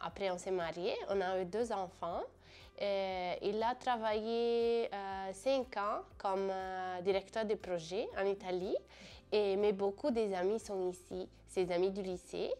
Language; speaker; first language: French; non-native, fluent; Italian